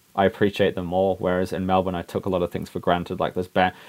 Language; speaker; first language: English; native; English